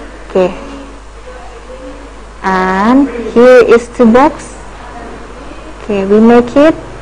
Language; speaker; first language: English; non-native, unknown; Indonesian